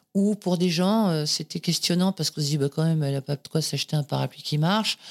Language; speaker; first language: French; native; French